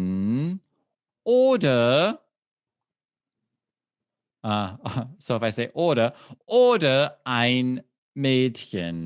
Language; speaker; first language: German; non-native, fluent; English